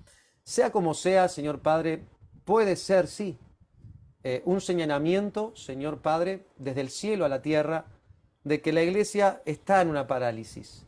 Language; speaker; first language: Spanish; native; Spanish